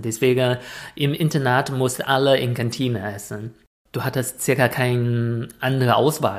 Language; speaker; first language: German; non-native, fluent; Chinese